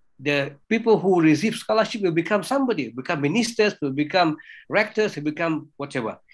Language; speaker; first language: Indonesian; early bilingual, heritage; Thai